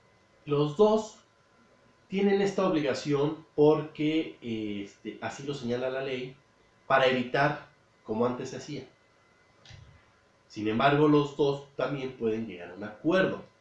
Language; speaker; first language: Spanish; native; Spanish